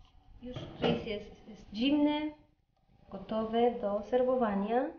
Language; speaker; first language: Polish; non-native, learner; Spanish